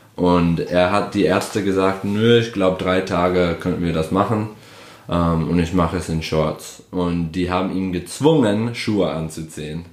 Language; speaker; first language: German; non-native, fluent; English